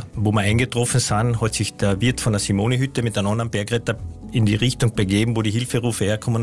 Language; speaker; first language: German; native; German